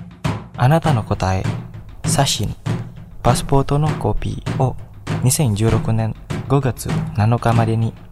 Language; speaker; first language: Japanese; non-native, fluent; Indonesian